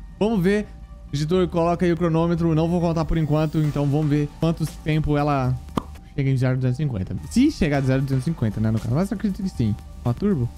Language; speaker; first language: Portuguese; native; Portuguese